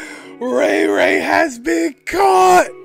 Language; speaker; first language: English; native; English